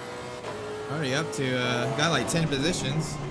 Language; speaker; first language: English; native; English